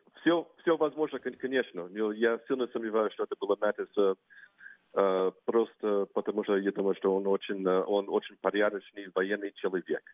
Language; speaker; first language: Russian; non-native, fluent; English